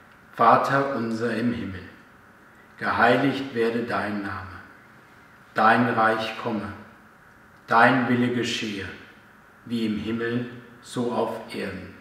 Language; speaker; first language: German; native; German